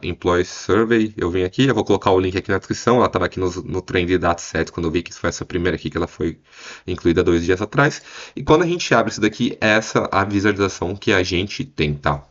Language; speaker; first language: Portuguese; native; Portuguese